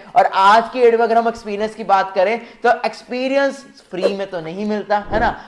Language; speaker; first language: Hindi; native; Hindi